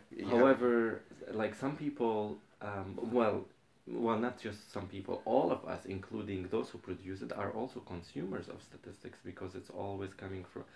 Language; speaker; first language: English; non-native, fluent; Arabic